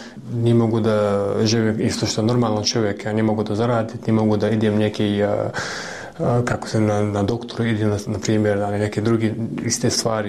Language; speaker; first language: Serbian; non-native, learner; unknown